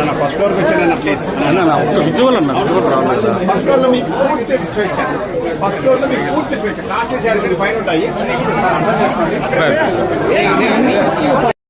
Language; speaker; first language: Telugu; native; Telugu